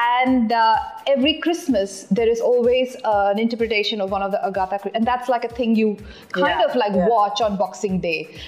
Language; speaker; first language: English; non-native, local second language; Tamil